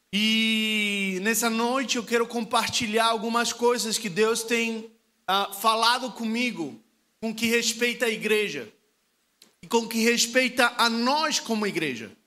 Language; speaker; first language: Portuguese; non-native, fluent; Spanish